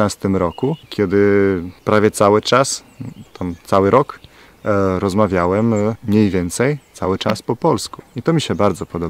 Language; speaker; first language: Polish; non-native, fluent; Slovenian